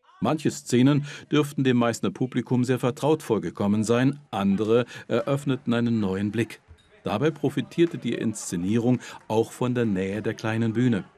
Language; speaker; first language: German; native; German